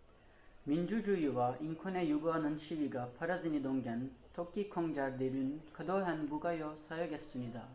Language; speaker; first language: Korean; non-native, learner; Turkish